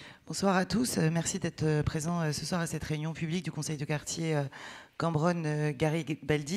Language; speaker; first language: French; native; French